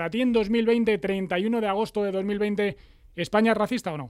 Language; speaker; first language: Spanish; native; Spanish